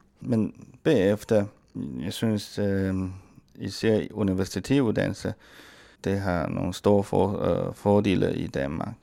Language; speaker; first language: Danish; non-native, fluent; Chinese